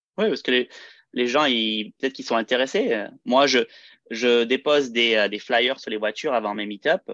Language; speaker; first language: French; early bilingual, heritage; French